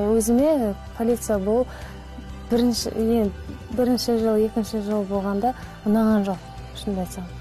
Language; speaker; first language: Kazakh; non-native, local second language; Russian